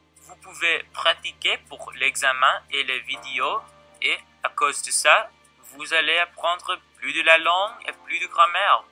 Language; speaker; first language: French; non-native, learner; English